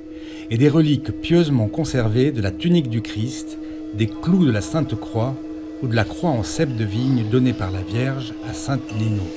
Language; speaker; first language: French; native; French